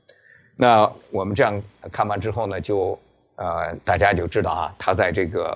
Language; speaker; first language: Chinese; native; Chinese